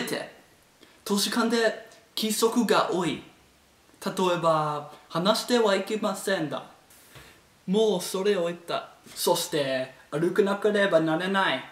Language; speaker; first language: Japanese; non-native, learner; English